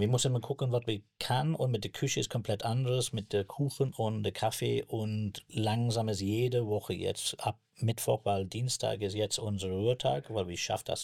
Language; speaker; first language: German; non-native, learner; English